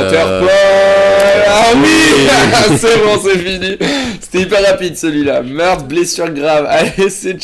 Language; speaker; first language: French; native; French